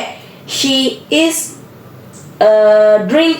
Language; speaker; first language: English; non-native, learner; Indonesian